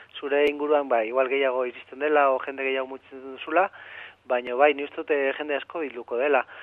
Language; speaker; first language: Basque; non-native, local second language; Catalan